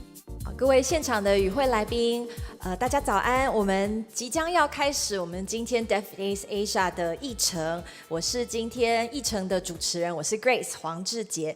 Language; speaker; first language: Chinese; native; Chinese